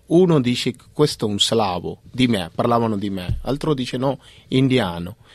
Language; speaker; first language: Italian; non-native, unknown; Punjabi